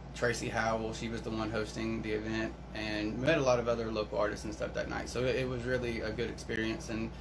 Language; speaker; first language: English; native; English